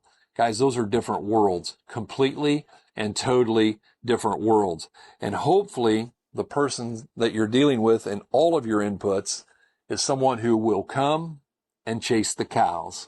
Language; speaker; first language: English; native; English